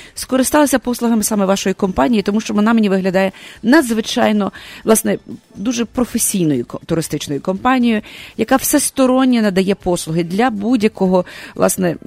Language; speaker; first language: Ukrainian; native; Ukrainian